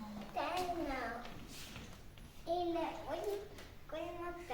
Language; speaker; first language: Estonian; non-native, local second language; Russian